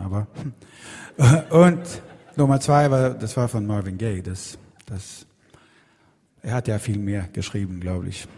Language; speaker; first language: German; non-native, fluent; Swedish